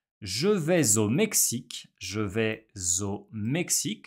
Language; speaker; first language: French; non-native, fluent; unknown